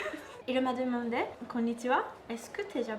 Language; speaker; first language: French; non-native, fluent; Japanese